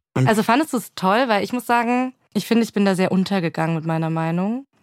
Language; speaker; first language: German; native; German